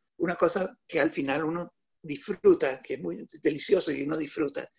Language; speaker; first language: Spanish; native; Spanish